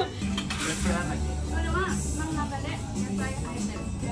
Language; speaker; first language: Japanese; non-native, learner; Indonesian